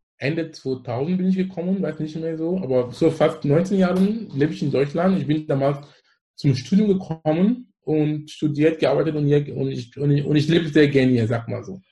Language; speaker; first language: German; non-native, fluent; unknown